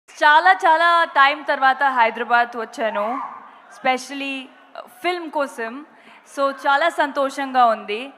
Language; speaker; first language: Telugu; non-native, fluent; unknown